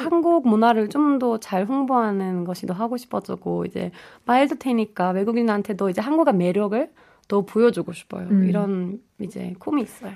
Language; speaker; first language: Korean; non-native, fluent; German